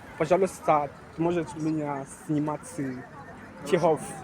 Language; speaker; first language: Russian; non-native, learner; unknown